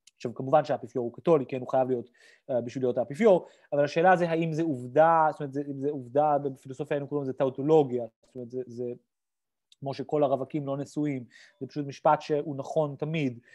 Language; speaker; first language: Hebrew; native; Hebrew